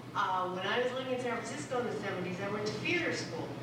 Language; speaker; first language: English; non-native, local second language; Filipino